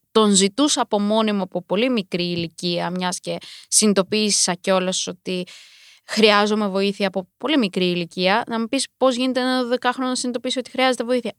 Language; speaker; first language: Greek; early bilingual, other home language; Romanian